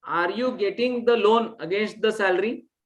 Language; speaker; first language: English; non-native, fluent; Marathi